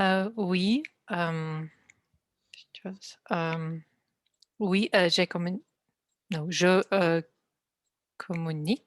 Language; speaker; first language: French; non-native, learner; Russian